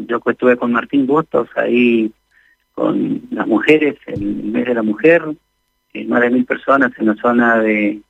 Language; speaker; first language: Spanish; native; Spanish